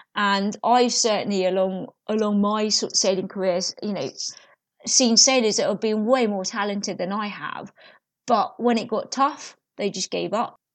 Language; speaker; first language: English; native; English